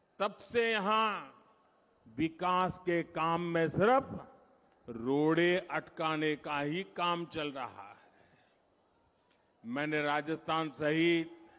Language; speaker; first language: Hindi; non-native, local second language; Gujarati